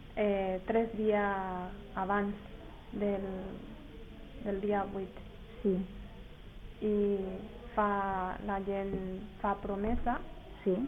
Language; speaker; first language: Catalan; non-native, learner; Spanish